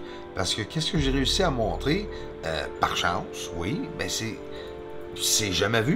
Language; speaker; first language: French; native; French